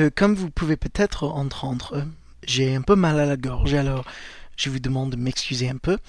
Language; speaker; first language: French; non-native, fluent; English